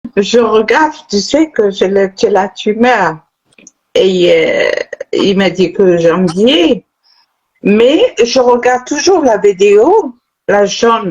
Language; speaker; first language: French; non-native, local second language; Arabic